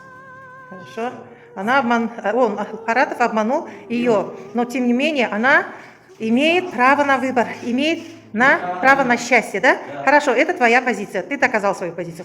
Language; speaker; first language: Russian; non-native, local second language; Kazakh